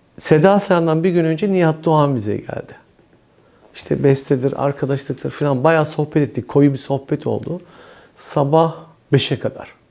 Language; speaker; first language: Turkish; early bilingual, heritage; Turkish